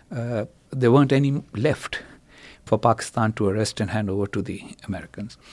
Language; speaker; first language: English; non-native, local second language; Urdu